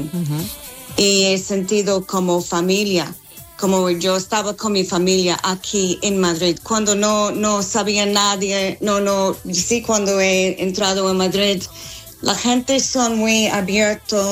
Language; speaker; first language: Spanish; non-native, learner; English